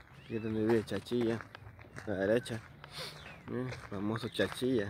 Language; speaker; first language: Spanish; native; Spanish